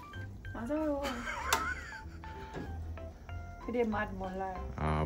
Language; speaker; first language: Korean; non-native, learner; Thai